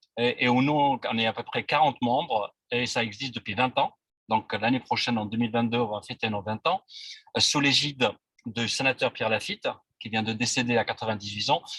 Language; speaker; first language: French; non-native, local second language; Arabic